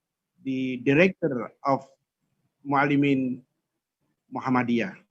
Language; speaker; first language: English; non-native, fluent; Indonesian